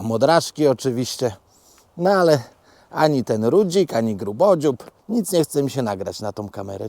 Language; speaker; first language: Polish; native; Polish